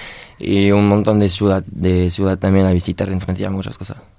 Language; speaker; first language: Spanish; non-native, learner; French